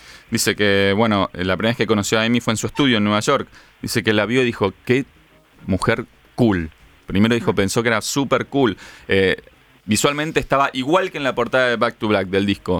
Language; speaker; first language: Spanish; native; Spanish